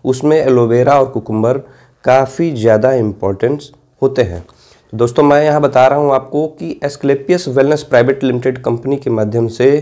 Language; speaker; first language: Hindi; native; Hindi